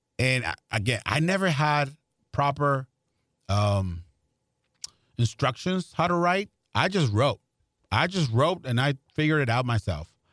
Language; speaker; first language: English; non-native, fluent; Spanish